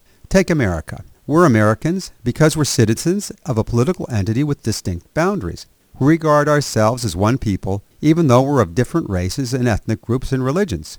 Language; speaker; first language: English; native; English